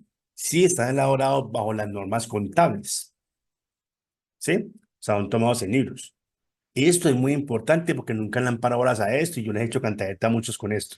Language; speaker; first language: Spanish; native; Spanish